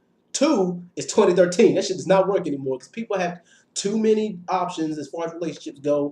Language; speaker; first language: English; native; English